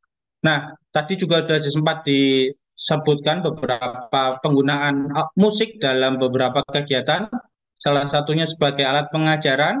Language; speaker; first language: Indonesian; native; Indonesian